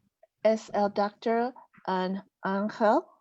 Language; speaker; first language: Spanish; non-native, learner; English